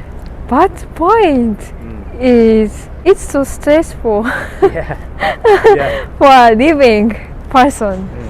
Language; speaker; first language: English; non-native, learner; Japanese